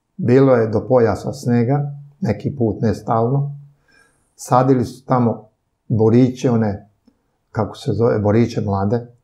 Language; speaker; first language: Serbian; native; Serbian